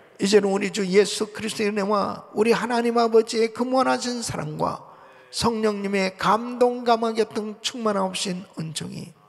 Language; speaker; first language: Korean; native; Korean